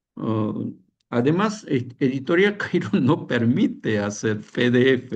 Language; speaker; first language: Spanish; non-native, fluent; Korean